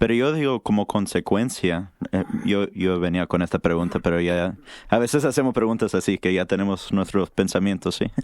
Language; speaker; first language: Spanish; non-native, fluent; English